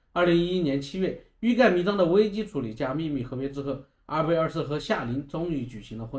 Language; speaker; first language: Chinese; native; Chinese